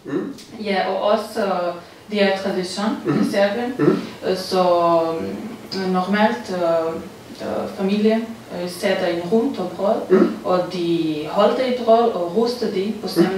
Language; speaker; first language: Danish; non-native, learner; Serbian